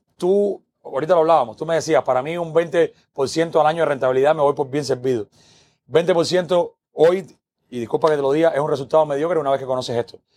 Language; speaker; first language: Spanish; native; Spanish